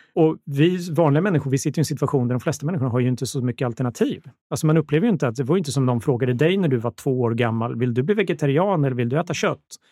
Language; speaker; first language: Swedish; native; Swedish